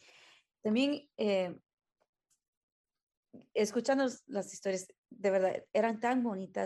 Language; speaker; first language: Spanish; early bilingual, heritage; Spanish